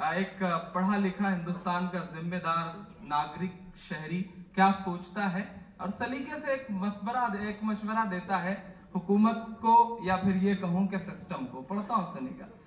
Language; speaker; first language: Hindi; native; Hindi